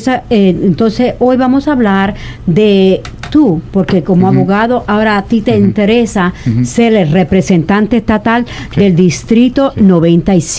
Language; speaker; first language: Spanish; native; Spanish